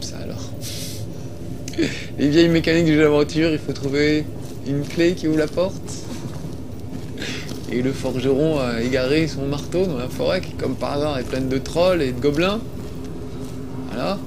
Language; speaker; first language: French; native; French